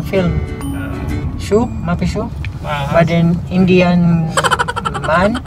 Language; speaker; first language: Arabic; non-native, learner; Maranao